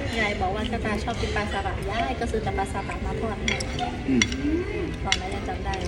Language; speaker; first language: Thai; native; Thai